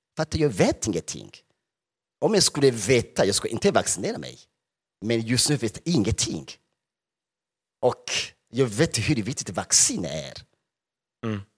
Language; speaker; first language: Swedish; non-native, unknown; Rundi